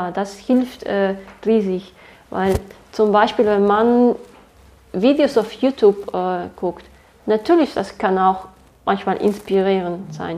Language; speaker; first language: German; non-native, fluent; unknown